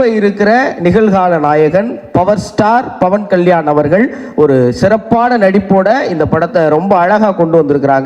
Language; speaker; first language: Tamil; native; Tamil